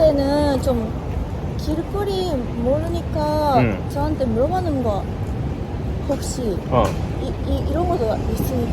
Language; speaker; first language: Korean; non-native, learner; Japanese